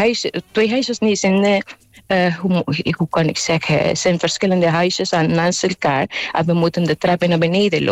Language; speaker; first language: Dutch; non-native, local second language; Papiamento